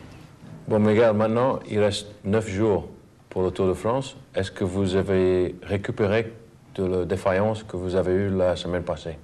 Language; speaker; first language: French; non-native, learner; English